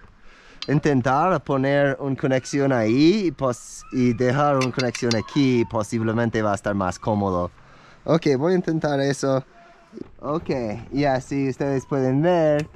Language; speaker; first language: Spanish; non-native, learner; English